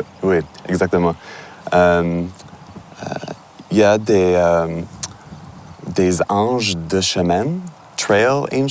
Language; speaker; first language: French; non-native, local second language; English